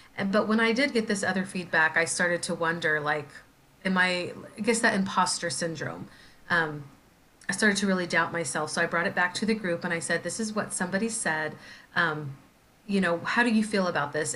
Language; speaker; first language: English; native; English